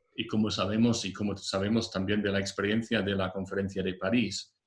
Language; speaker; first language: Spanish; non-native, fluent; English